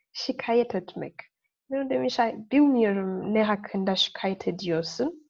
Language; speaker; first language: Turkish; non-native, fluent; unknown